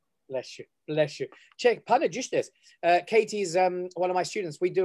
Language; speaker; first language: English; early bilingual, other home language; Armenian